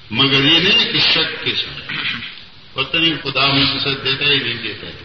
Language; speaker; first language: Urdu; non-native, local second language; Pashto